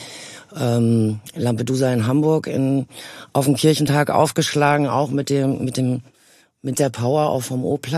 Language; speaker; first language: German; native; German